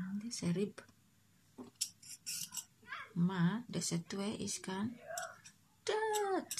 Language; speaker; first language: Dutch; non-native, learner; Indonesian